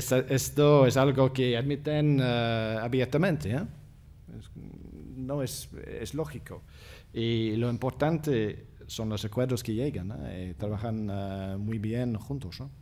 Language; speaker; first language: Spanish; non-native, fluent; English